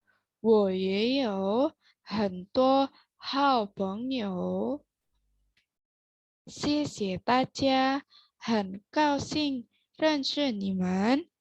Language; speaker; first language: Chinese; non-native, learner; Indonesian